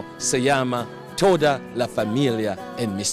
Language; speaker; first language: Spanish; non-native, fluent; English